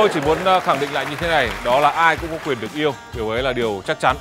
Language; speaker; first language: Vietnamese; native; Vietnamese